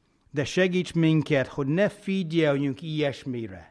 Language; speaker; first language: Hungarian; non-native, fluent; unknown